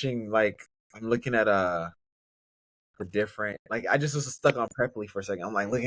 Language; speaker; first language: English; native; English